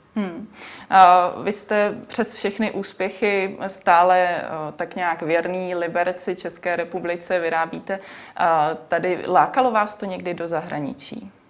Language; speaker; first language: Czech; native; Czech